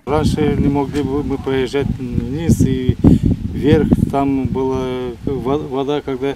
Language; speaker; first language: Russian; non-native, local second language; Gagauz